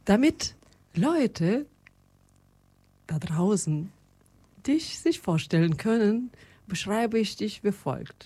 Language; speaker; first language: German; non-native, fluent; Russian